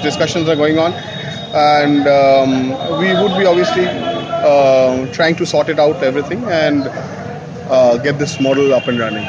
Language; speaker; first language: English; non-native, local second language; Bangla